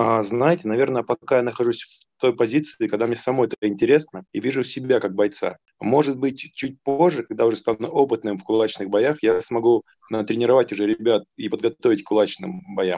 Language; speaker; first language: Russian; native; Russian